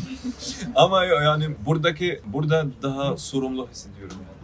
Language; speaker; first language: Turkish; non-native, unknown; Arabic